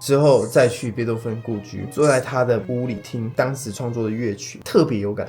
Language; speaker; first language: Chinese; native; Chinese